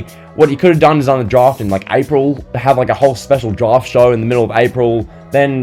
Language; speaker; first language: English; native; English